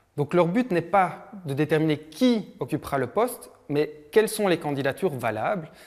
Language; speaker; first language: French; native; French